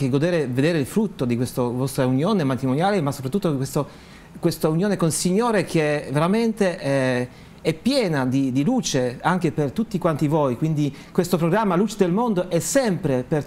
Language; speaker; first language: Italian; non-native, fluent; Polish